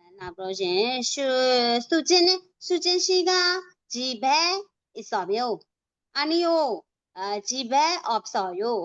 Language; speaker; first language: Korean; non-native, learner; Burmese